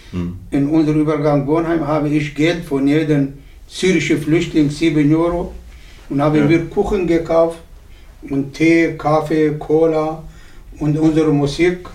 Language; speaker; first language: German; non-native, learner; Arabic